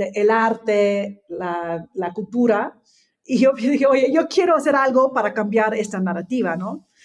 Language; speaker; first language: Spanish; non-native, fluent; English